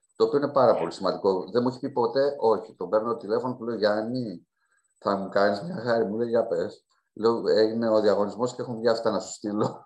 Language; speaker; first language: Greek; native; Greek